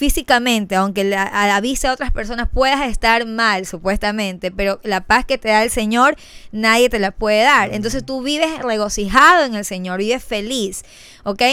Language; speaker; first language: Spanish; native; Spanish